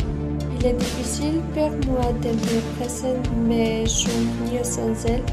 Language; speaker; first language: French; non-native, learner; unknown